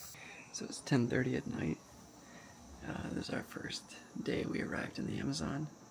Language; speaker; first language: English; native; English